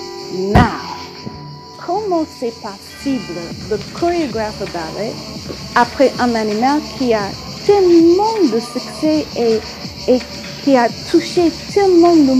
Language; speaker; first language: French; non-native, fluent; English